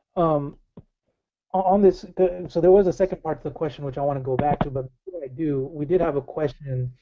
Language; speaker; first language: English; native; English